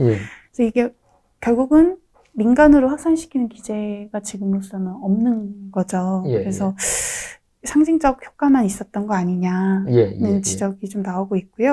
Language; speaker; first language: Korean; native; Korean